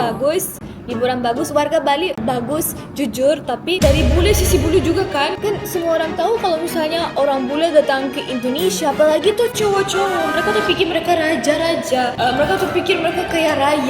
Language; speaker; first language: Indonesian; non-native, fluent; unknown